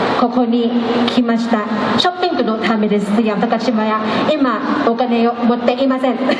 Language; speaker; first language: Japanese; non-native, learner; Thai